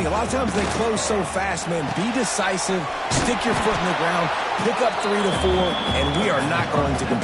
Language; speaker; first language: English; native; English